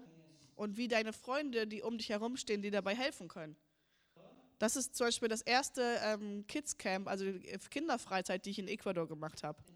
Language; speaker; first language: German; early bilingual, heritage; German